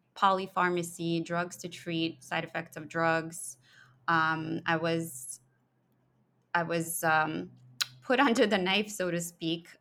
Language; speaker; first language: English; early bilingual, other home language; Russian